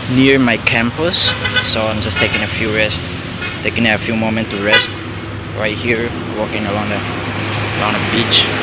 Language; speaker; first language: English; non-native, fluent; Tetum